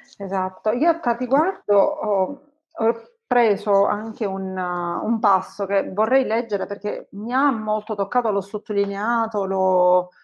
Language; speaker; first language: Italian; native; Italian